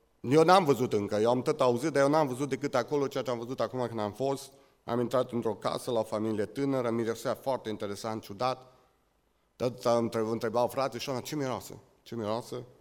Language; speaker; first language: Romanian; native; Romanian